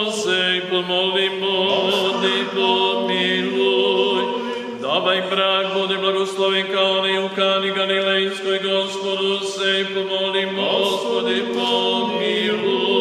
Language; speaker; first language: Bosnian; native; Bosnian